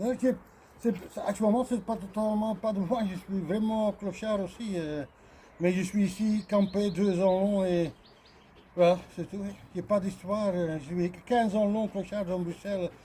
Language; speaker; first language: French; non-native, learner; Dutch